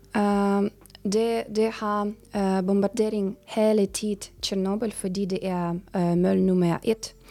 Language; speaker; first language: Danish; non-native, learner; Ukrainian